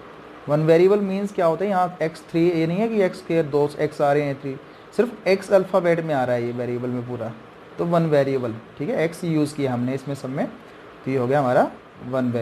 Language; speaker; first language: Hindi; native; Hindi